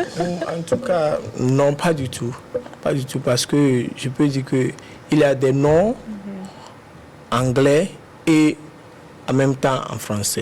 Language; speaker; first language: French; non-native, fluent; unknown